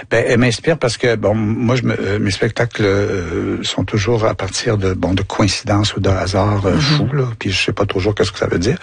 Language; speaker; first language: French; native; French